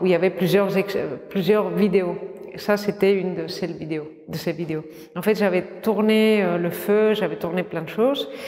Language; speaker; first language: French; non-native, fluent; Catalan